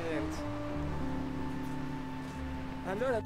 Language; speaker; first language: Italian; non-native, learner; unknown